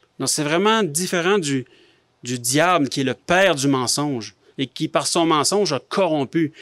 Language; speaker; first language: French; native; French